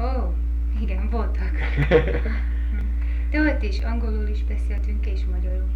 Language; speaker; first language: Hungarian; early bilingual, heritage; Hungarian